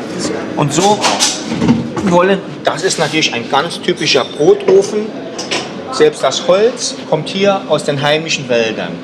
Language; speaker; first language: German; native; German